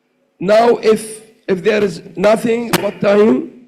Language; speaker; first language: English; non-native, learner; Arabic